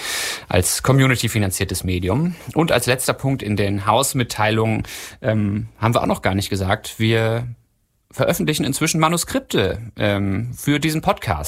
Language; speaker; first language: German; native; German